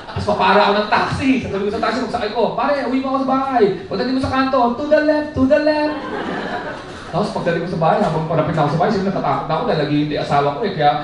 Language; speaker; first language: Filipino; native; Filipino